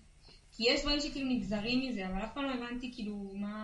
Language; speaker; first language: Hebrew; native; Hebrew